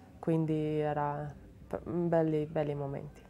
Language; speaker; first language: Italian; non-native, learner; Slovenian